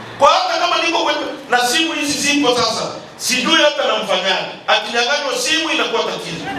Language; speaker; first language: Swahili; native; Swahili